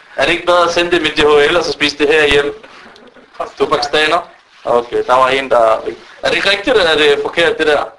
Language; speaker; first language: Danish; early bilingual, other home language; Arabic